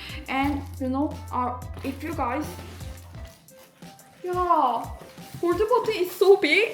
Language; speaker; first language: English; non-native, learner; Korean